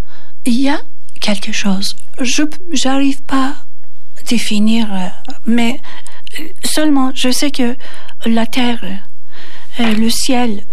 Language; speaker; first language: French; non-native, learner; Turkish